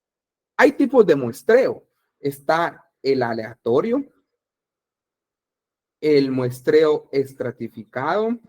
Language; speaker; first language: Spanish; native; Spanish